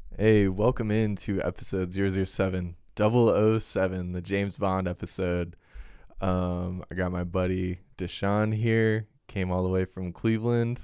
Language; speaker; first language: English; native; English